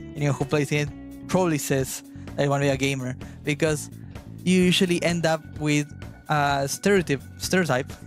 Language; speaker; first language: English; non-native, fluent; Spanish